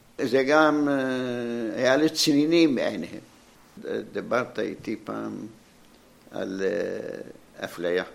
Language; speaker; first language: Hebrew; non-native, fluent; Arabic